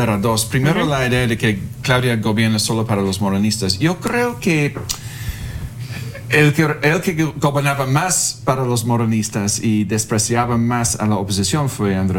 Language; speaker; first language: Spanish; non-native, fluent; English